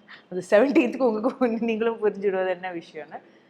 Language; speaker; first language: Tamil; non-native, local second language; Malayalam